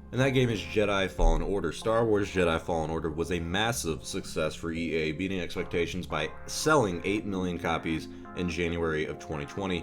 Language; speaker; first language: English; native; English